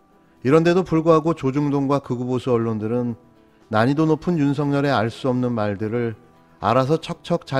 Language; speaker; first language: Korean; native; Korean